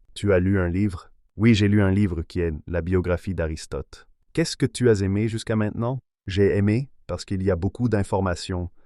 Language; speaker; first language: French; native; French